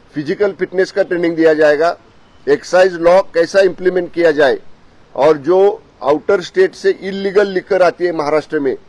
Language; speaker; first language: Hindi; non-native, local second language; Marathi